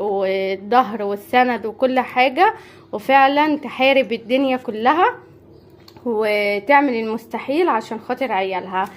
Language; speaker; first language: Arabic; native; Arabic